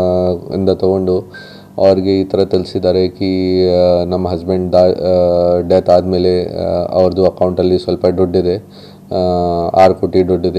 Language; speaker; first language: Kannada; non-native, local second language; Hindi